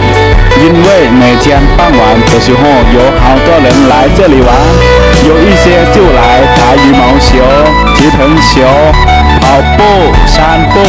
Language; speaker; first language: Chinese; non-native, learner; Lao